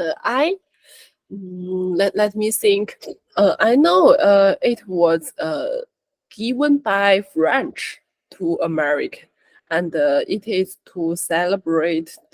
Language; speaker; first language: English; non-native, learner; Chinese